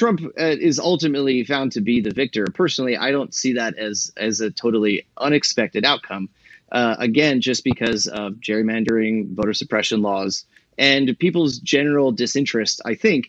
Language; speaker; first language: English; native; English